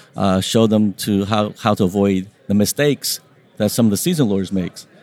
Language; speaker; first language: English; early bilingual, other home language; Vietnamese